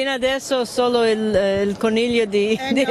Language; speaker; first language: Italian; early bilingual, heritage; English